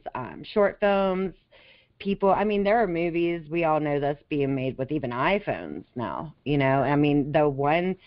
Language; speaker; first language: English; native; English